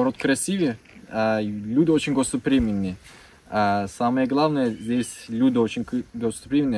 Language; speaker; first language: Russian; non-native, learner; Turkish